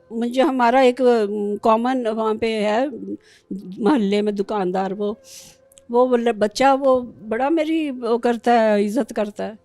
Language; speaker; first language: Urdu; non-native, local second language; Pashto